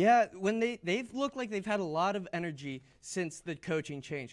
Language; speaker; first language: English; native; English